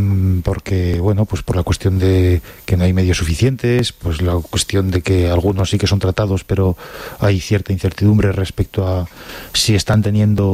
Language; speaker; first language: Spanish; native; Spanish